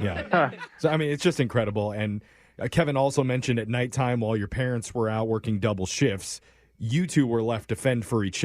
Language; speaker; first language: English; native; English